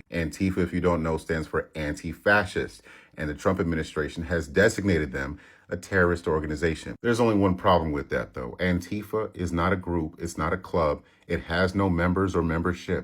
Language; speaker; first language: English; native; English